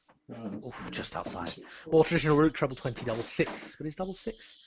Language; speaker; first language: English; native; English